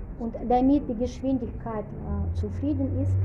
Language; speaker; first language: German; non-native, fluent; Russian